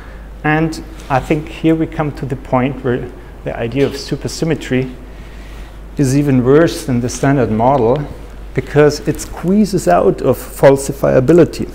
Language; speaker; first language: English; non-native, fluent; German